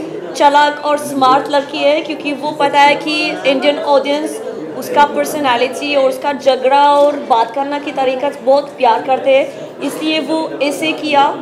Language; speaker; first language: Hindi; non-native, learner; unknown